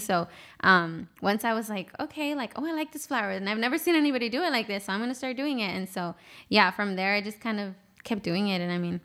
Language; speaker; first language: English; early bilingual, other home language; Spanish